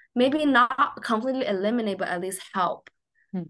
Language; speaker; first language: English; non-native, fluent; Chinese